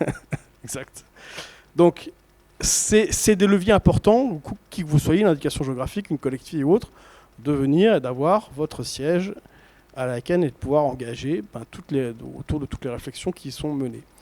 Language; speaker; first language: French; native; French